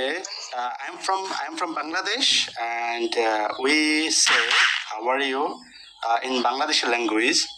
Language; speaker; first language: English; non-native, learner; Bangla